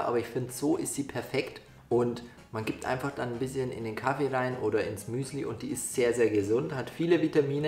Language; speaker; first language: German; native; German